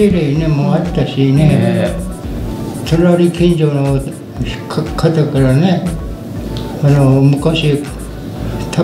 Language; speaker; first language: Japanese; native; Japanese